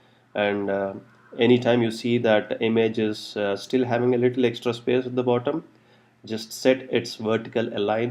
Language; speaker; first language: English; non-native, local second language; Telugu